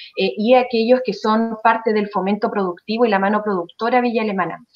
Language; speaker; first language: Spanish; native; Spanish